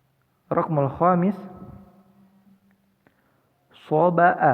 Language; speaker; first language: Arabic; non-native, fluent; Indonesian